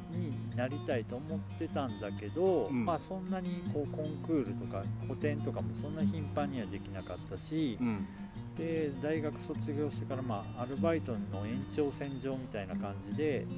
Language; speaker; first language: Japanese; native; Japanese